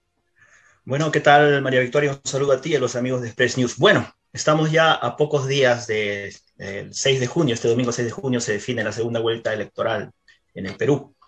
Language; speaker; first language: Spanish; native; Spanish